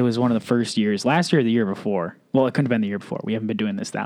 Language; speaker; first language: English; native; English